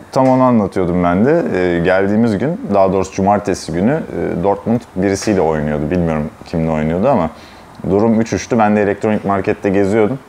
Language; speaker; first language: Turkish; native; Turkish